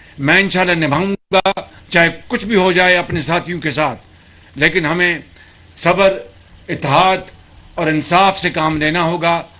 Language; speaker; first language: Urdu; non-native, local second language; Punjabi